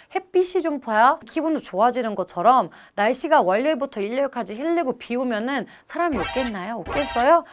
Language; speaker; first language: Korean; non-native, fluent; German